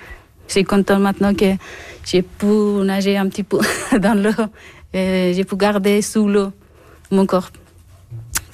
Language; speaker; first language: French; non-native, learner; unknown